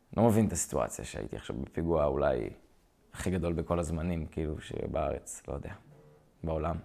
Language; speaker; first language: Hebrew; native; Hebrew